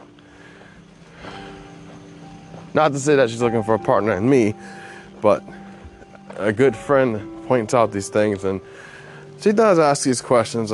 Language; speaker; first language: English; native; English